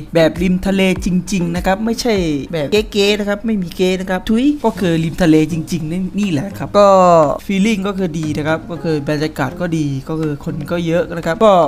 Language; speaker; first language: Thai; non-native, fluent; Malay